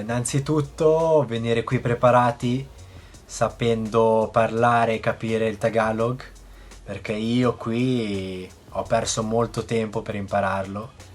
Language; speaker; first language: Italian; early bilingual, other home language; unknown